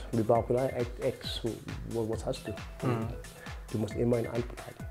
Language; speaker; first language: German; non-native, fluent; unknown